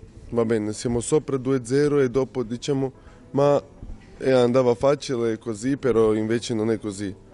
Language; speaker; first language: Italian; non-native, learner; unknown